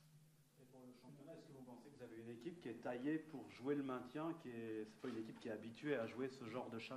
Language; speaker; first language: French; native; French